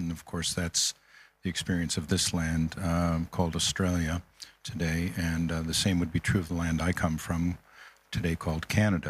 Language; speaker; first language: English; native; English